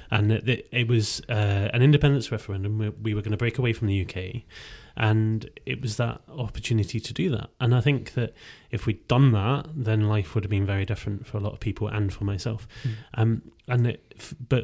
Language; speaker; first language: English; native; English